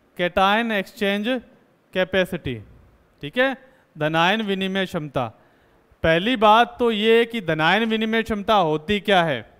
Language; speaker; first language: Hindi; native; Hindi